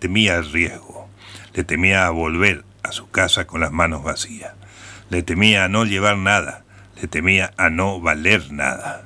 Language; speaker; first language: Spanish; native; Spanish